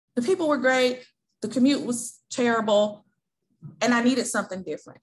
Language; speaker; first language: English; native; English